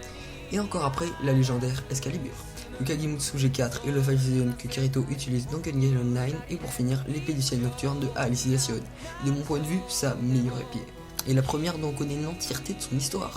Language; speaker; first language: French; native; French